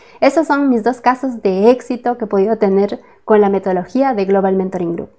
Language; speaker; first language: Spanish; native; Spanish